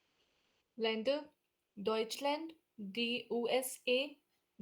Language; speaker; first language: German; non-native, learner; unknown